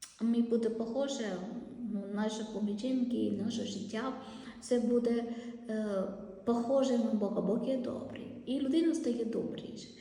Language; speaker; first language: Ukrainian; non-native, learner; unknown